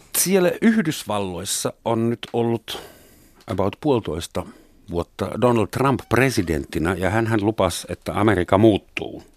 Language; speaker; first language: Finnish; native; Finnish